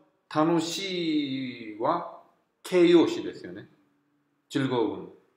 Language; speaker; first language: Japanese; non-native, fluent; Korean